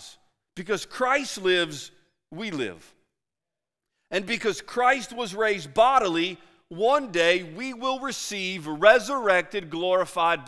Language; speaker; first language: English; native; English